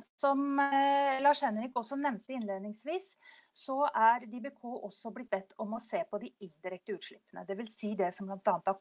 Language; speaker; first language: Norwegian; native; Norwegian